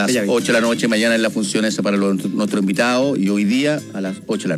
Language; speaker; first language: Spanish; native; Spanish